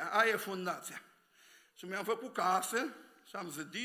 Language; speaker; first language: Romanian; native; Romanian